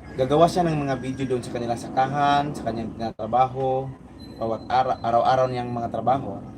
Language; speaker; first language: Filipino; native; Filipino